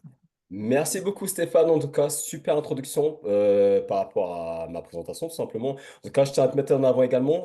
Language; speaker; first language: French; native; French